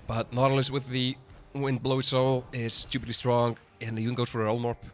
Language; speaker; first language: English; non-native, fluent; Icelandic